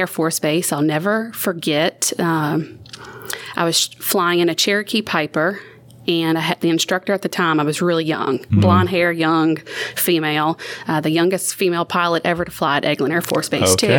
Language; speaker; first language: English; native; English